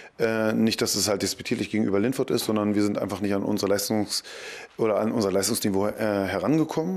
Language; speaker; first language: German; native; German